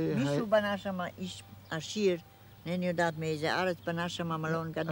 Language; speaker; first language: Hebrew; non-native, fluent; German